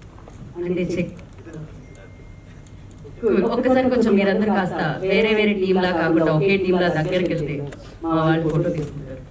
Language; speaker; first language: Telugu; native; Telugu